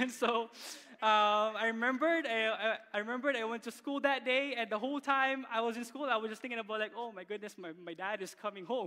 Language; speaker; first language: English; non-native, local second language; Filipino